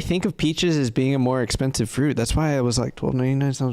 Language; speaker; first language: English; native; English